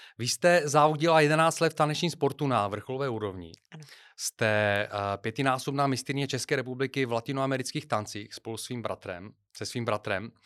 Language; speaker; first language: Czech; non-native, fluent; Bulgarian